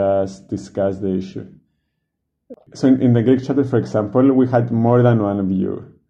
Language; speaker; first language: English; non-native, fluent; Greek